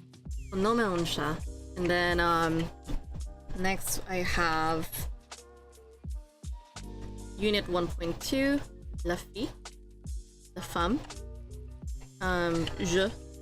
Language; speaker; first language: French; non-native, learner; English